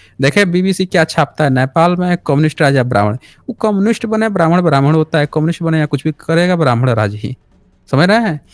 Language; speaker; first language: Hindi; native; Hindi